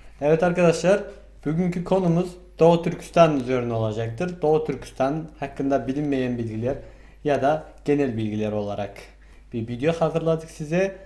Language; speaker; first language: Turkish; non-native, fluent; Mongolian